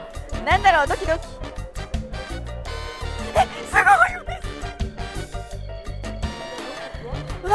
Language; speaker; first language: Japanese; native; Japanese